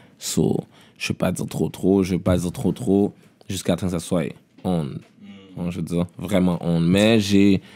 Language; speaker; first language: French; early bilingual, other home language; Haitian Creole